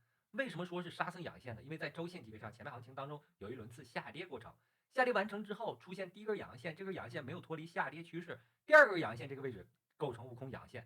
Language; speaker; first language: Chinese; native; Chinese